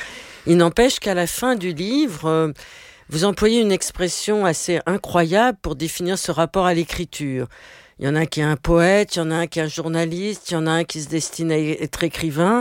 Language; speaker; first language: French; native; French